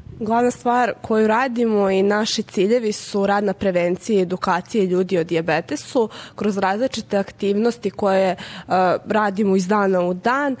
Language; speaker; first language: Serbian; native; Serbian